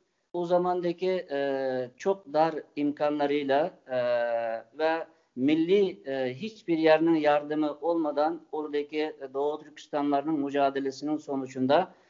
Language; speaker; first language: Turkish; non-native, fluent; Uyghur